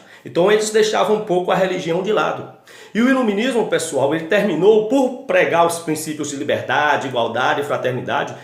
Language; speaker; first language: Portuguese; native; Portuguese